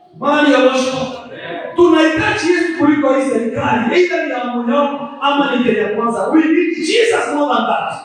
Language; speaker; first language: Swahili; non-native, local second language; Kikuyu